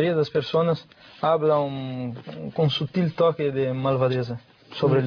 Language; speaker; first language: Spanish; non-native, fluent; Portuguese